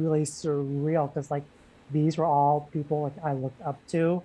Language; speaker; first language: English; native; English